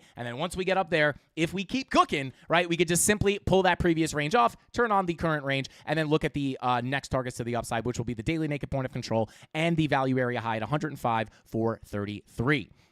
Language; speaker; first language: English; native; English